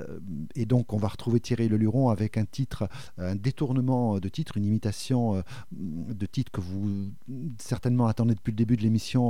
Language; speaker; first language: French; native; French